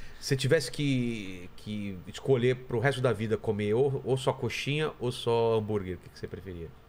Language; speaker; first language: Portuguese; native; Portuguese